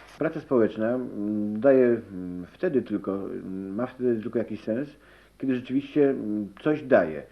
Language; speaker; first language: Polish; native; Polish